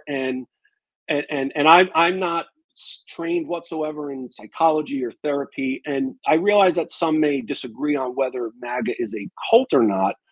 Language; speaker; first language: English; native; English